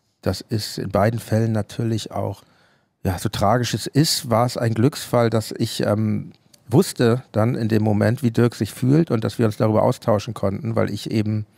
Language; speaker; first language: German; native; German